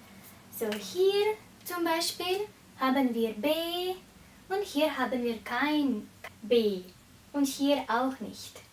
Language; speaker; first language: German; non-native, fluent; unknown